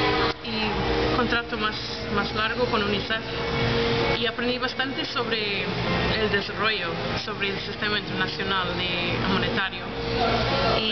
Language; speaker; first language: Spanish; non-native, fluent; English